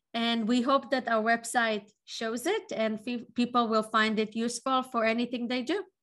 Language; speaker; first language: English; non-native, fluent; Hebrew